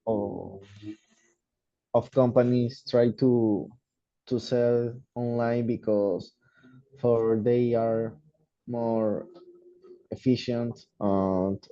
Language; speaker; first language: English; non-native, learner; Spanish